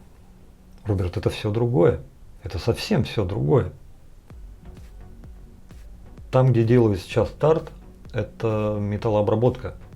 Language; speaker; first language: Russian; native; Russian